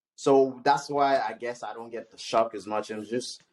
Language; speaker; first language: English; non-native, local second language; Yoruba